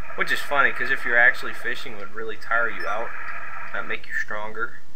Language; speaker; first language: English; native; English